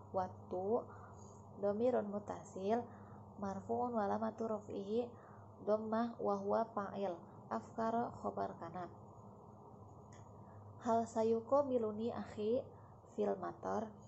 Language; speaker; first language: Arabic; non-native, learner; Indonesian